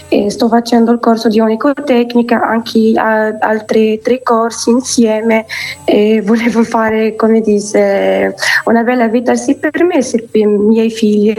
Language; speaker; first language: Italian; non-native, learner; Arabic